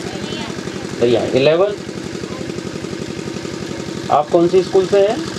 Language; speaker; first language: Hindi; native; Hindi